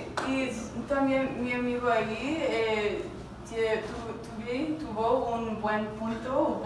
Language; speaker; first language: Spanish; non-native, learner; English